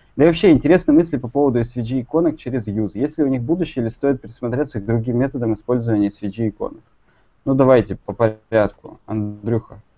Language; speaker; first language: Russian; native; Russian